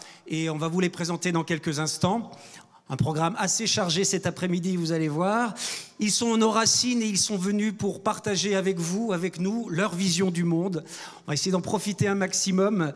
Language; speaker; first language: French; native; French